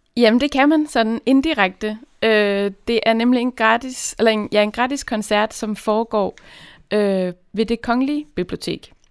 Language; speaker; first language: Danish; native; Danish